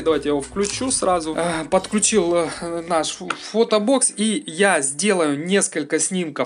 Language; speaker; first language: Russian; native; Russian